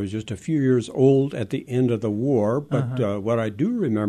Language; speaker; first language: English; early bilingual, other home language; Western Frisian